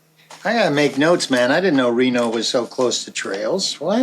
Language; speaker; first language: English; native; English